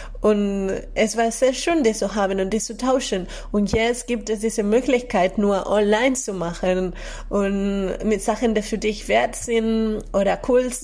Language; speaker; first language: German; non-native, fluent; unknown